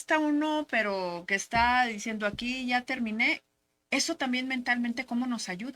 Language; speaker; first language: Spanish; native; Spanish